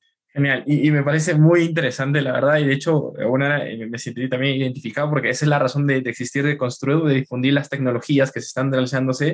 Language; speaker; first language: Spanish; native; Spanish